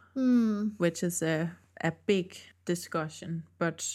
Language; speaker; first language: English; non-native, fluent; Danish